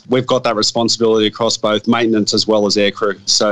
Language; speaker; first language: English; native; English